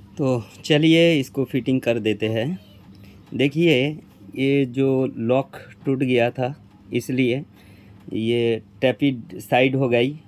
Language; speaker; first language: Hindi; non-native, local second language; Bangla